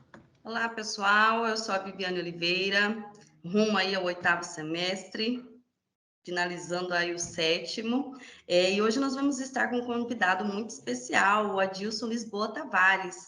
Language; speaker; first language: Portuguese; native; Portuguese